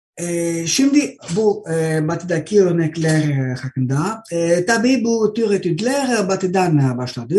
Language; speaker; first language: Turkish; non-native, learner; Greek